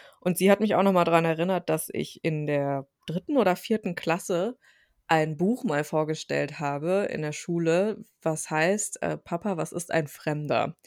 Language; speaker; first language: German; early bilingual, other home language; Turkish